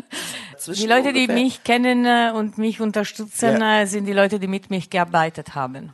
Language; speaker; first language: German; non-native, fluent; Ukrainian